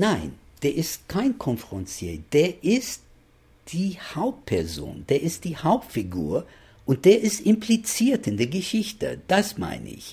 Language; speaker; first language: German; non-native, fluent; English